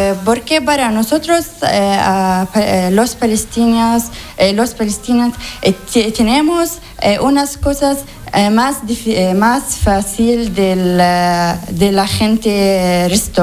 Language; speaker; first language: Spanish; non-native, learner; Arabic